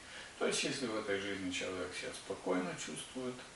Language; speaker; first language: Russian; native; Russian